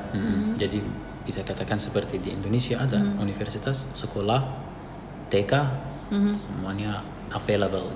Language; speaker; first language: Indonesian; non-native, fluent; Arabic